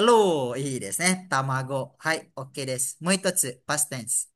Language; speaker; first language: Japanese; non-native, fluent; Malay